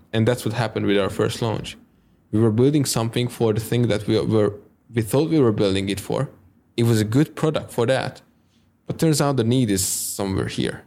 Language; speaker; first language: English; non-native, fluent; Hungarian